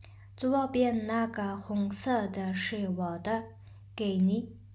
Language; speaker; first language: Chinese; non-native, fluent; Mongolian